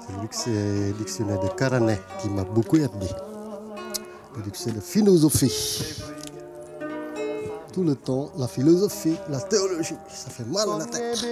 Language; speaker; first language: French; non-native, fluent; Vietnamese